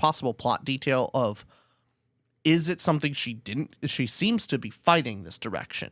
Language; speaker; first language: English; native; English